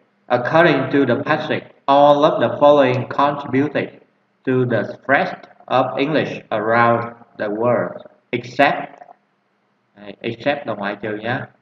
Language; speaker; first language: English; non-native, fluent; Vietnamese